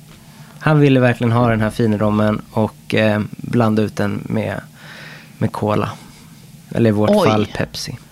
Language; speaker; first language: Swedish; non-native, fluent; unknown